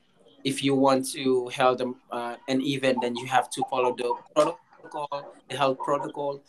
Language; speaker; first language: English; non-native, learner; Indonesian